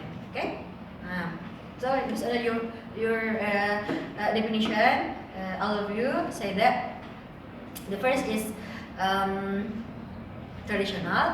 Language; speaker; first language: English; non-native, learner; Indonesian